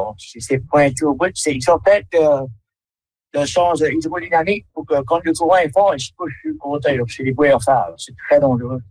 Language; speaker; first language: French; native; French